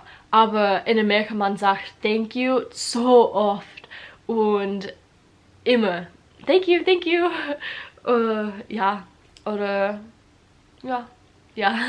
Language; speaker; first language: German; non-native, learner; English